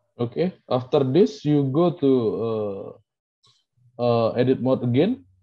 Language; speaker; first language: English; non-native, learner; Indonesian